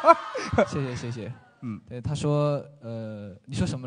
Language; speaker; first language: Chinese; native; Chinese